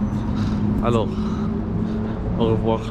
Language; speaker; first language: French; non-native, learner; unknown